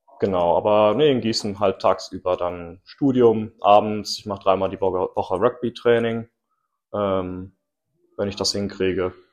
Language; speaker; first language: German; early bilingual, other home language; English